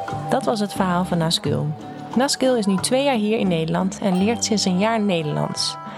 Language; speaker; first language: Dutch; native; Dutch